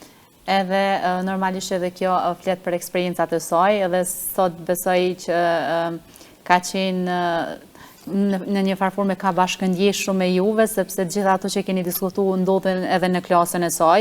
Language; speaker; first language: Albanian; native; Albanian